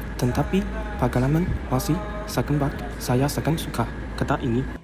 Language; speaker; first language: Malay; non-native, learner; Chinese